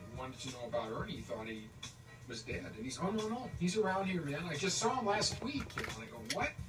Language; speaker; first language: English; native; English